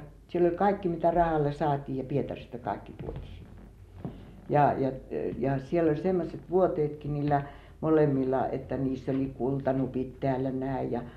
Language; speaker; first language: Finnish; native; Finnish